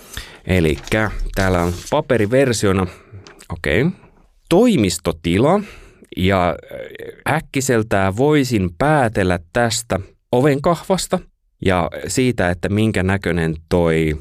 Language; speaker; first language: Finnish; native; Finnish